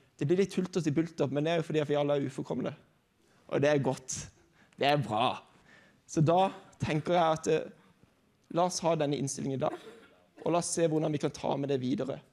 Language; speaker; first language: Norwegian; native; Norwegian